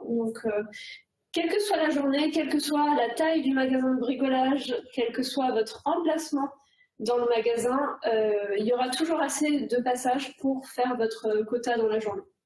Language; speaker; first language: French; native; French